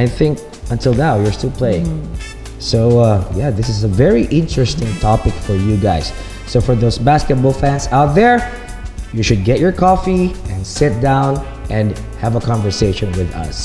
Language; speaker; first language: English; non-native, local second language; Filipino